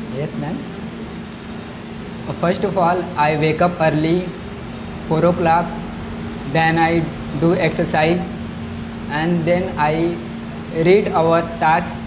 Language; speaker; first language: English; non-native, learner; Hindi